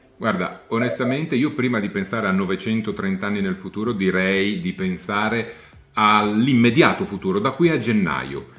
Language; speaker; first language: Italian; native; Italian